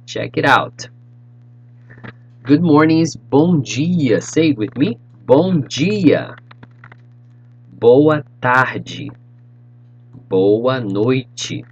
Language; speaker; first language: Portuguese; non-native, fluent; English